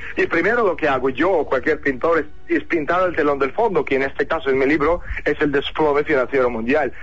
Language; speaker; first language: Spanish; non-native, fluent; Russian